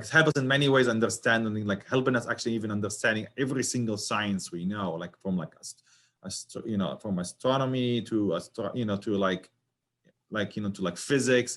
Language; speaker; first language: English; non-native, fluent; Arabic